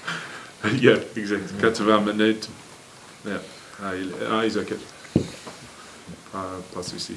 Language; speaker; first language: French; non-native, fluent; English